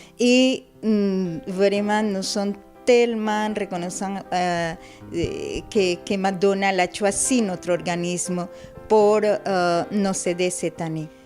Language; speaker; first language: French; non-native, fluent; Spanish